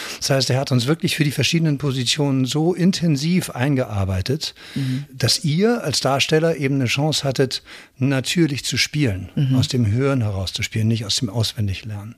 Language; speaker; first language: German; native; German